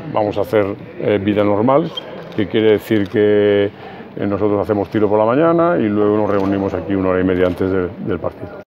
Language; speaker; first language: Spanish; native; Spanish